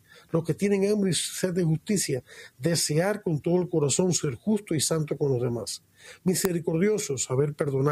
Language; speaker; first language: Spanish; native; Spanish